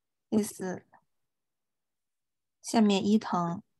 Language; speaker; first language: Japanese; non-native, fluent; Chinese